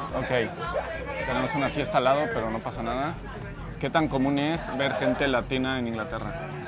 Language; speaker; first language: Spanish; native; Spanish